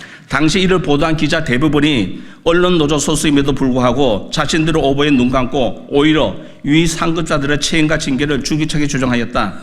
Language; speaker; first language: Korean; native; Korean